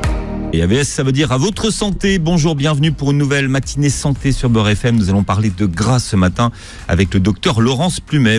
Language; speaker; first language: French; native; French